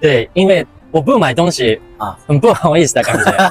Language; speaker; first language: Chinese; non-native, fluent; Japanese